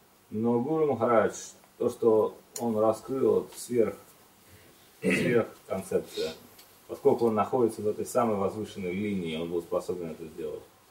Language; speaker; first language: Russian; native; Russian